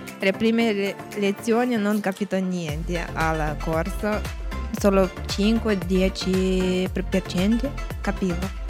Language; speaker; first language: Italian; non-native, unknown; Romanian